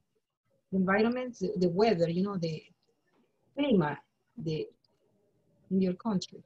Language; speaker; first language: English; non-native, learner; Spanish